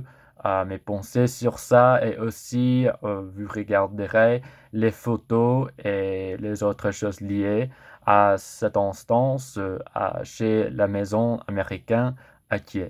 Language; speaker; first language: French; non-native, learner; English